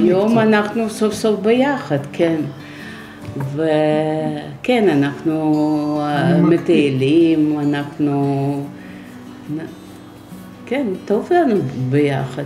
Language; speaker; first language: Hebrew; non-native, fluent; Russian